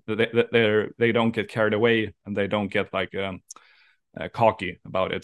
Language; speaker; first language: English; non-native, fluent; Swedish